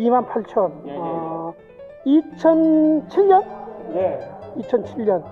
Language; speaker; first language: Korean; native; Korean